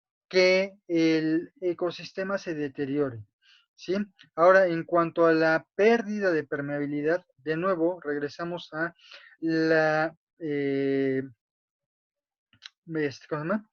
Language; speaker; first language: Spanish; native; Spanish